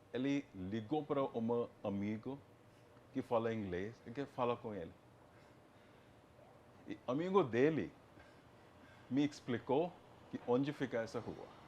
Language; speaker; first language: Portuguese; non-native, fluent; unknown